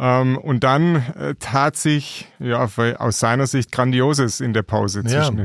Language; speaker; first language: German; native; German